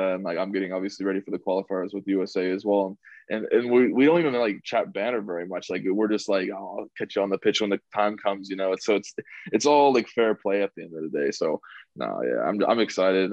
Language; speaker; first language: English; native; English